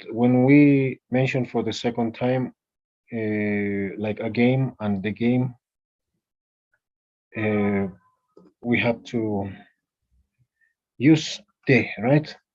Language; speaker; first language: English; non-native, fluent; Spanish